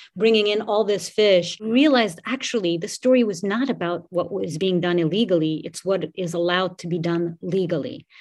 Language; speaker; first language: English; non-native, fluent; Portuguese